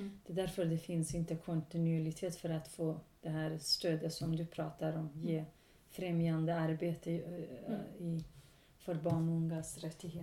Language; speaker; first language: Swedish; non-native, local second language; Kurdish